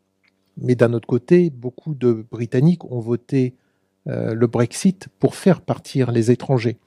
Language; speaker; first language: French; native; French